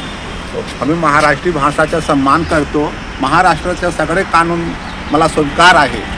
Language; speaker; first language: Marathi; non-native, local second language; Hindi